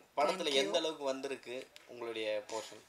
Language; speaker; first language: Tamil; native; Tamil